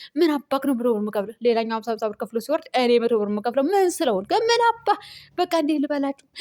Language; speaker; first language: Amharic; native; Amharic